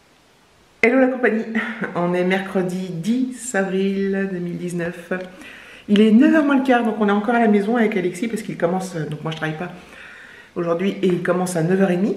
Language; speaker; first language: French; native; French